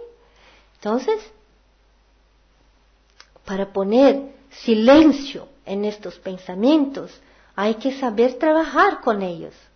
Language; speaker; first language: Portuguese; non-native, learner; Spanish